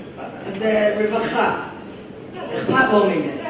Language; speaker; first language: Hebrew; non-native, fluent; English